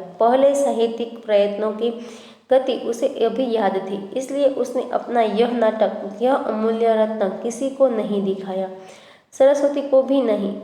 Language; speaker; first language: Hindi; non-native, local second language; Gujarati